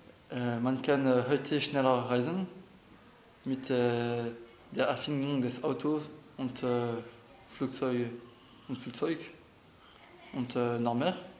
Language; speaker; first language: German; non-native, learner; French